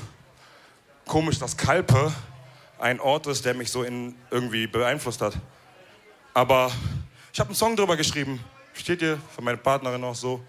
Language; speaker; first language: German; early bilingual, other home language; Wolof